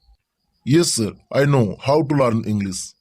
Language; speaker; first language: English; non-native, learner; Bangla